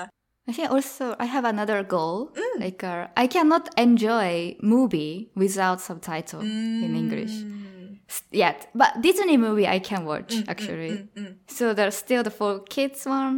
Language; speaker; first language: English; non-native, learner; Japanese